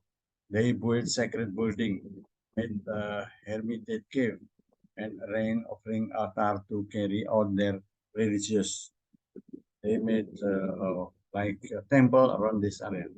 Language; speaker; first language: English; non-native, learner; Indonesian